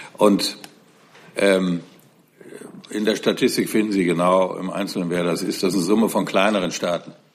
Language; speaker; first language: German; native; German